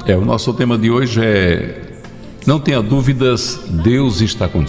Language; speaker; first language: Portuguese; native; Portuguese